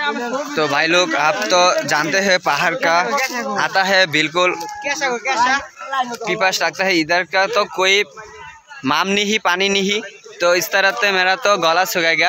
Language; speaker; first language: Hindi; non-native, learner; Bangla